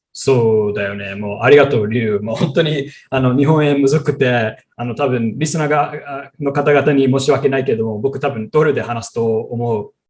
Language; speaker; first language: Japanese; non-native, fluent; English